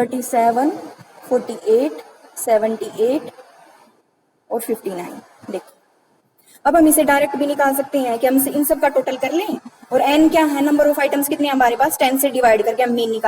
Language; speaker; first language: Hindi; native; Hindi